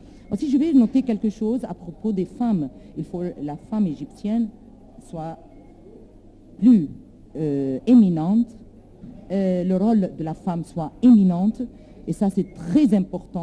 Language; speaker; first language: French; non-native, learner; Arabic